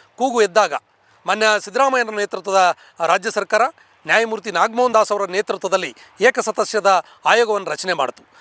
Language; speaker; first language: Kannada; non-native, local second language; Lambadi